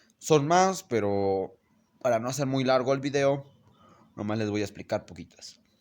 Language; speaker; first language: Spanish; native; Spanish